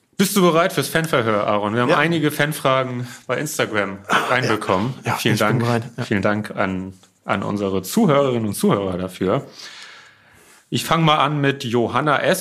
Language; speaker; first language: German; native; German